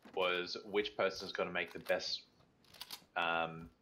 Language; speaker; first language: English; native; English